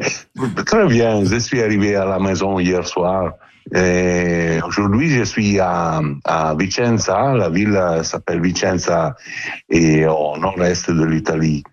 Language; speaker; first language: French; non-native, learner; Italian